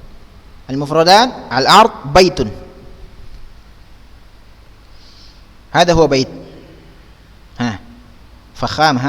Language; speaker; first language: Arabic; non-native, fluent; Indonesian